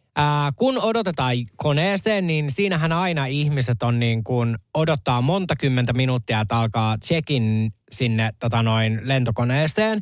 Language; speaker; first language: Finnish; native; Finnish